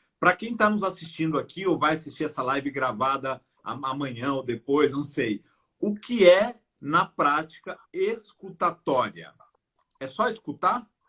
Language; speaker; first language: Portuguese; native; Portuguese